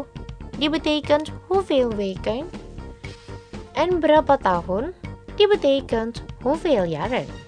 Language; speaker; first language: Dutch; non-native, learner; Indonesian